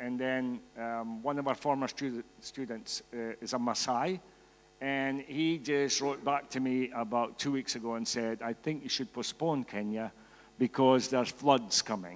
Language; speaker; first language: English; native; English